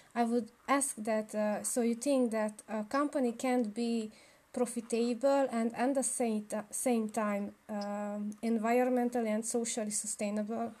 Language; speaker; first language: English; non-native, learner; Hungarian